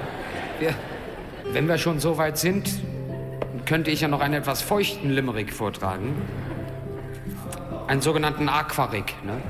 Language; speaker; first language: German; native; German